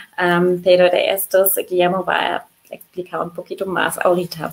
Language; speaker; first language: Spanish; non-native, fluent; German